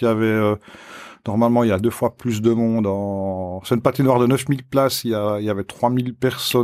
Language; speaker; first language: French; native; French